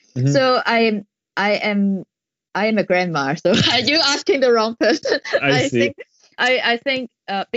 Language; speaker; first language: English; non-native, local second language; Cantonese